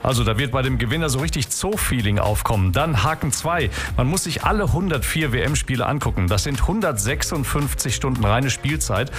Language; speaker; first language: German; native; German